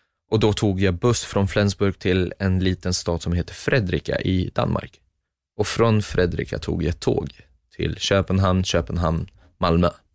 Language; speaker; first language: Swedish; non-native, fluent; Arabic